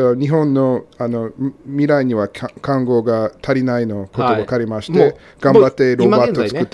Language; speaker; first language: Japanese; non-native, learner; English